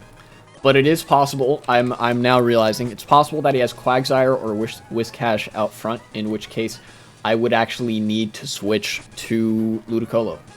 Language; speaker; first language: English; native; English